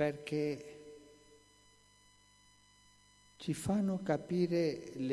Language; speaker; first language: Italian; early bilingual, heritage; Spanish